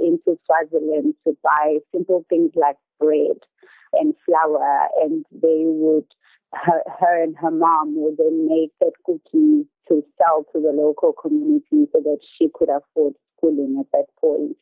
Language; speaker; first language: English; non-native, local second language; Zulu